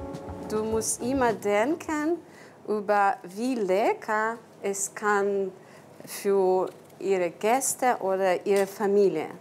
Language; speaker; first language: German; non-native, learner; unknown